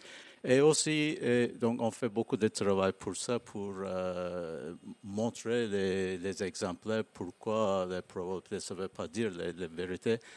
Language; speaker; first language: French; non-native, learner; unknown